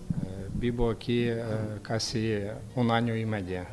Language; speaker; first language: Spanish; non-native, learner; Ukrainian